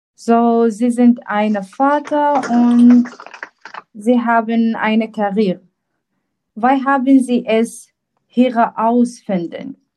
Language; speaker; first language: German; non-native, learner; Arabic